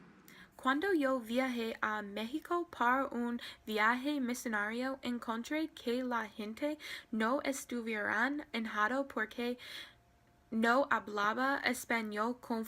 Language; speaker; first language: Spanish; non-native, learner; English